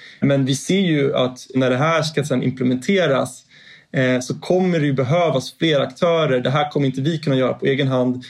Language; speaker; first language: Swedish; native; Swedish